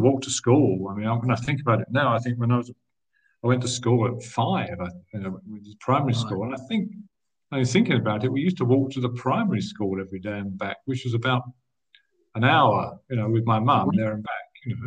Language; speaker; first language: English; native; English